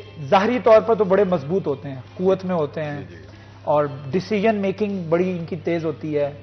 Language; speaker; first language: Hindi; non-native, local second language; Punjabi